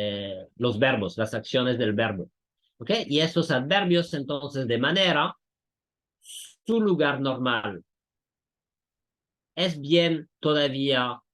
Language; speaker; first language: Spanish; non-native, fluent; French